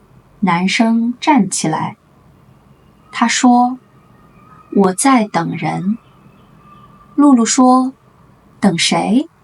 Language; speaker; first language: Chinese; native; Chinese